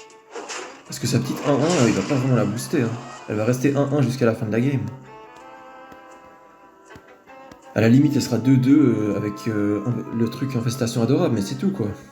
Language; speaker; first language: French; native; French